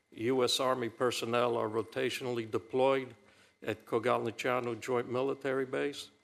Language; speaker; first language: English; early bilingual, other home language; Romanian